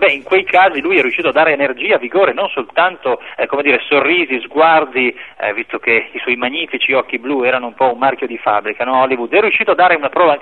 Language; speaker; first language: Italian; native; Italian